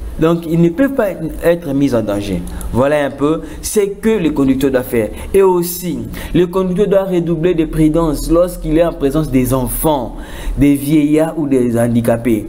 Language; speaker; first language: French; non-native, local second language; Lingala